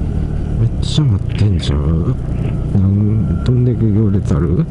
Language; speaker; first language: Japanese; native; Japanese